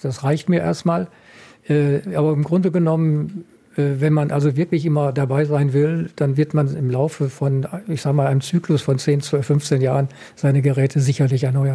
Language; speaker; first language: German; native; German